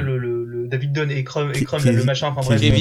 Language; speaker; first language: French; native; French